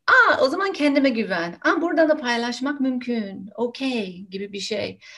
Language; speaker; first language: Turkish; non-native, fluent; English